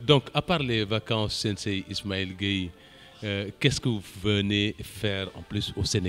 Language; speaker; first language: French; non-native, local second language; Wolof